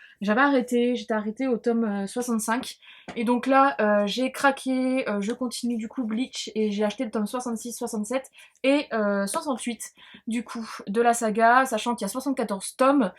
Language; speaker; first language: French; native; French